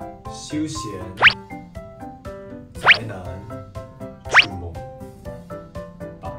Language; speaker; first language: Chinese; non-native, fluent; Thai